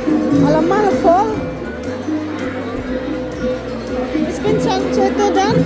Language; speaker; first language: Dutch; non-native, learner; Indonesian